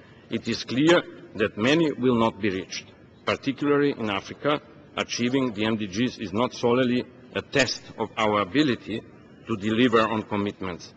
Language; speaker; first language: English; non-native, fluent; Macedonian